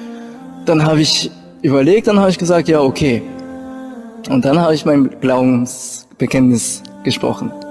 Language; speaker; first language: German; early bilingual, other home language; Japanese